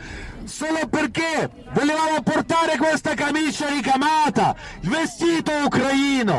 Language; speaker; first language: Italian; non-native, fluent; Ukrainian